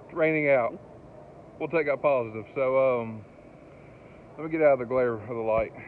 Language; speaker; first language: English; native; English